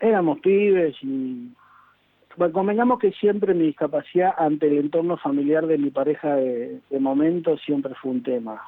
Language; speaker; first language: Spanish; native; Spanish